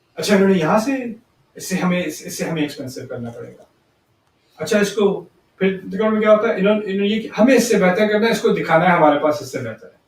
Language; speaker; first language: Urdu; early bilingual, heritage; Urdu